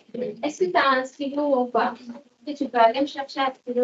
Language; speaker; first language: French; native; French